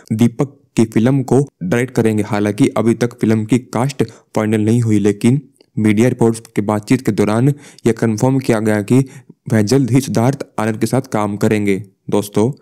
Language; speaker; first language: Hindi; native; Hindi